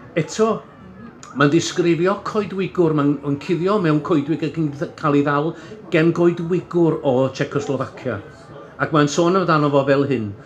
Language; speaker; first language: Welsh; native; Welsh